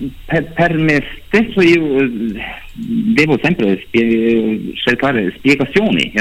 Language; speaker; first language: Italian; non-native, learner; Norwegian